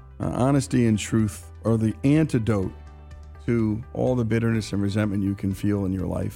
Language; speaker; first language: English; native; English